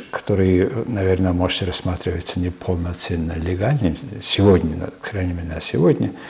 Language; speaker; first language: Russian; non-native, fluent; Mongolian